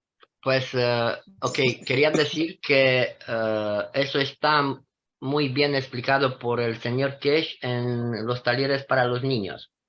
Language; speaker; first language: Spanish; non-native, fluent; Romanian